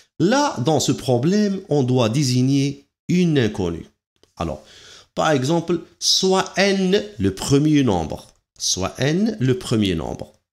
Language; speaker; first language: French; non-native, local second language; Arabic